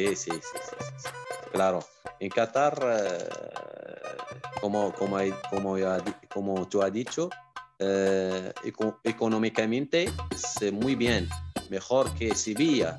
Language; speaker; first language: Spanish; non-native, fluent; Arabic